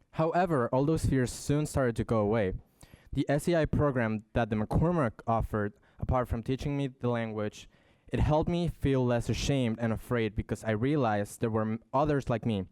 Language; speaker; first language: English; early bilingual, other home language; Spanish